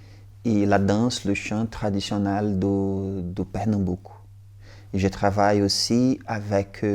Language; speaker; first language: French; non-native, learner; Portuguese